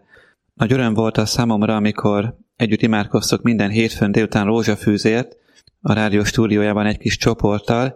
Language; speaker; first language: Hungarian; native; Hungarian